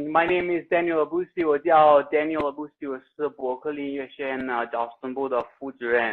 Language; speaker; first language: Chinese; non-native, fluent; Italian